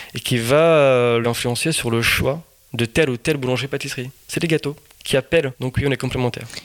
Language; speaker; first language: French; non-native, fluent; Portuguese